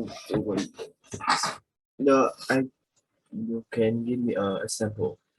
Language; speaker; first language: English; non-native, learner; Vietnamese